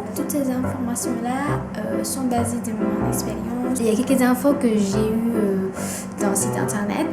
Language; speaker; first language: French; non-native, fluent; Indonesian